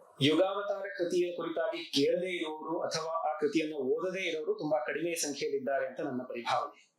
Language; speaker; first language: Kannada; native; Kannada